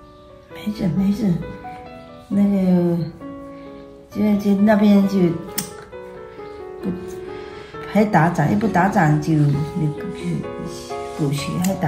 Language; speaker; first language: Chinese; native; Chinese